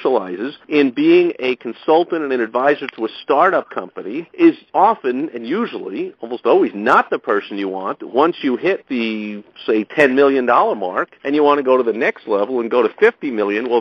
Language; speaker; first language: English; native; English